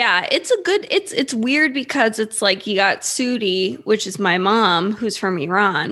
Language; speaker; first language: English; native; English